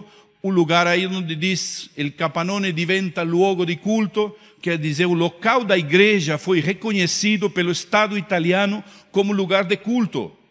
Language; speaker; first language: Portuguese; non-native, fluent; Spanish